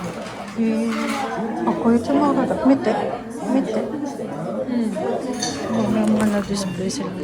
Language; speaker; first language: Japanese; non-native, learner; Filipino